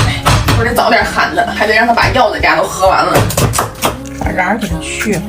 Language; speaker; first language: Chinese; native; Chinese